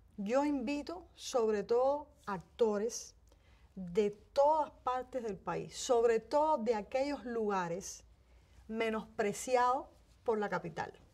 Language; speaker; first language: Spanish; native; Spanish